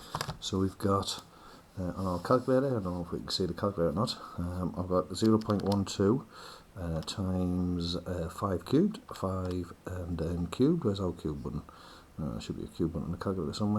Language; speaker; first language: English; native; English